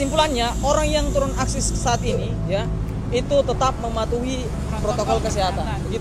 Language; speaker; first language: Indonesian; native; Indonesian